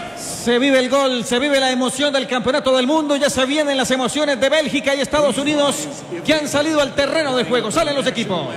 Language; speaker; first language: Spanish; native; Spanish